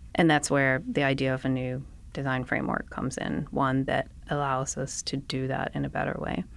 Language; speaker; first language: English; non-native, fluent; Danish